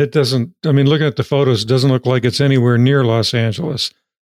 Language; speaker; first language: English; native; English